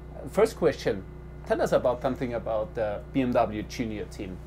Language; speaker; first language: English; non-native, fluent; German